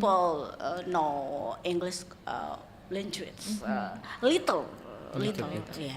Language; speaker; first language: English; non-native, learner; Indonesian